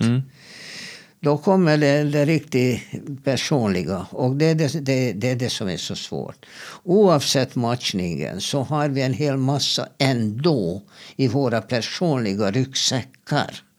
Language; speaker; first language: Swedish; non-native, fluent; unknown